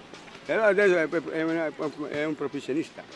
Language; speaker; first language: Italian; non-native, learner; Filipino